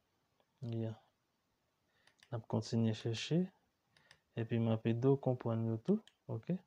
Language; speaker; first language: French; non-native, learner; Haitian Creole